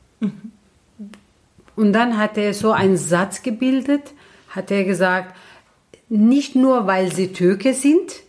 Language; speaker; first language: German; non-native, learner; Kurdish